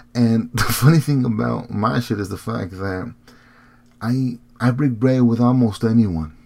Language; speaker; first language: English; early bilingual, heritage; Spanish